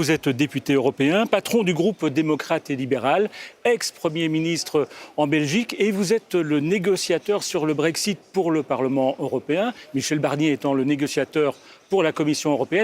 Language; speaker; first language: French; native; French